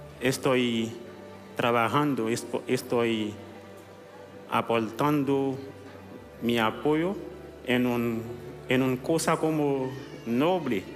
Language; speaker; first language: Spanish; non-native, learner; Haitian Creole